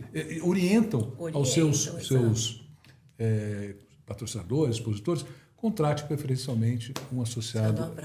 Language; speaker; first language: Portuguese; native; Portuguese